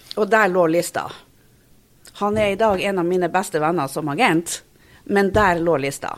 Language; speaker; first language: Norwegian; native; Norwegian